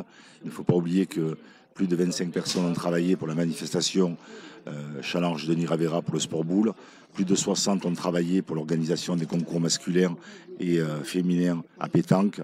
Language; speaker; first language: French; native; French